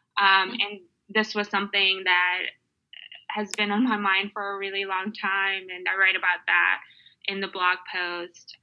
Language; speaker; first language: English; early bilingual, other home language; Mongolian